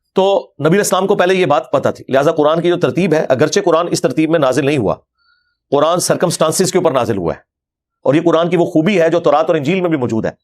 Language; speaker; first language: Urdu; non-native, local second language; Punjabi